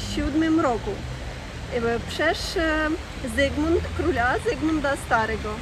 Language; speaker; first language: Polish; non-native, learner; Russian